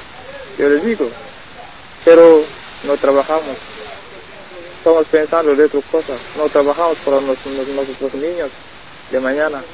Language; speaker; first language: Spanish; non-native, learner; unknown